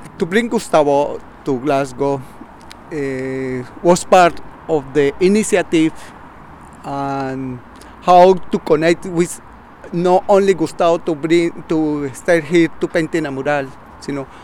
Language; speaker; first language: English; non-native, learner; Spanish